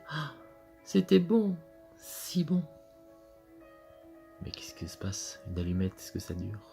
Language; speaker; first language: French; native; French